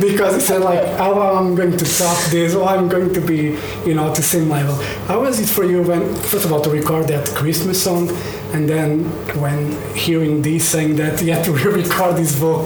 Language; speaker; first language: English; non-native, fluent; Portuguese